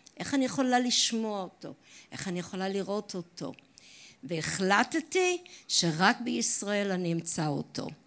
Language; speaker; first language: Hebrew; non-native, fluent; English